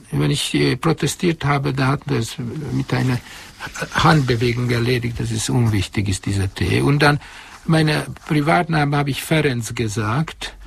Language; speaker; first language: German; non-native, fluent; Hungarian